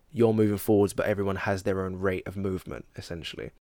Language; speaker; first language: English; native; English